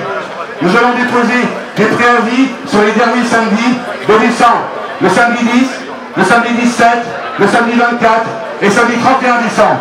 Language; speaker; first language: French; native; French